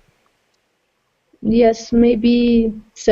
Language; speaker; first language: English; non-native, fluent; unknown